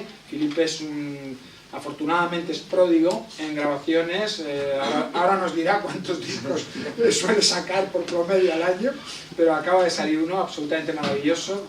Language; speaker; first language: Spanish; native; Spanish